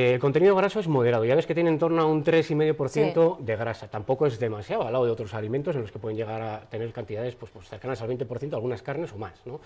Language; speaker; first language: Spanish; native; Spanish